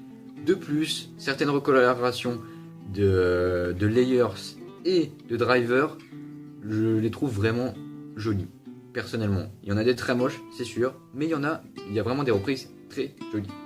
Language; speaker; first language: French; native; French